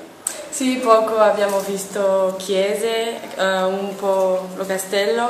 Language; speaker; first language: Italian; non-native, learner; French